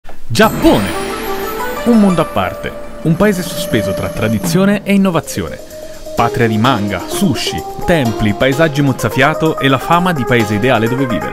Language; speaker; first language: Italian; native; Italian